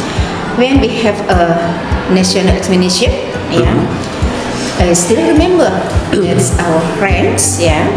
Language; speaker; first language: English; non-native, learner; Indonesian